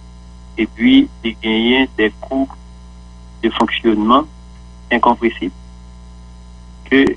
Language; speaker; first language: French; non-native, local second language; Haitian Creole